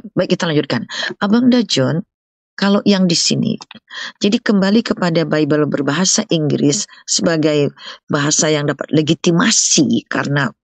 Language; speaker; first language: Indonesian; native; Indonesian